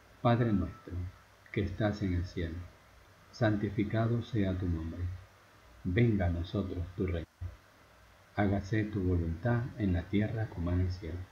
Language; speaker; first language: Spanish; native; Spanish